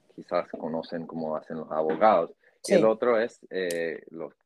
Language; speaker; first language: Spanish; non-native, fluent; English